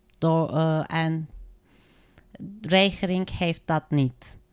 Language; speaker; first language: Dutch; non-native, learner; Turkish